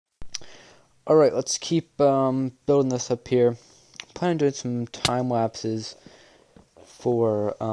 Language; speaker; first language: English; native; English